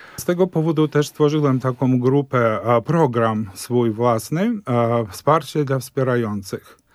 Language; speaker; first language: Polish; early bilingual, heritage; Polish